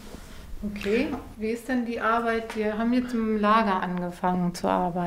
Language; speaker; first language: German; native; German